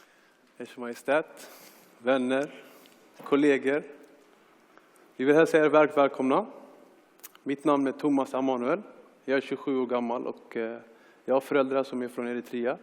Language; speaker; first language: Swedish; early bilingual, other home language; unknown